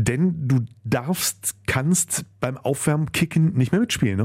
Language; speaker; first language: German; native; German